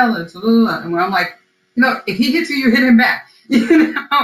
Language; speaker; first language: English; early bilingual, other home language; Spanish